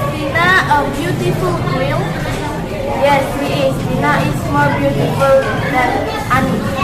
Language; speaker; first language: English; non-native, learner; Indonesian